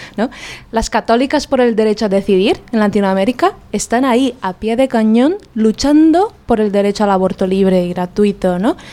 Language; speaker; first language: Spanish; non-native, fluent; Portuguese